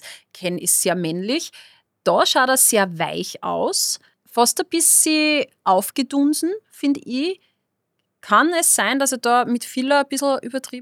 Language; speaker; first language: German; native; German